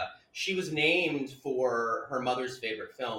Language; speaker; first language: English; native; English